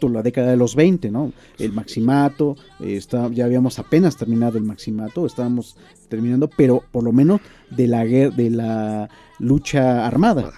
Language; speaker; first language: Spanish; native; Spanish